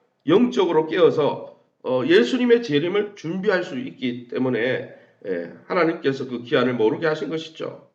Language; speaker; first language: Korean; native; Korean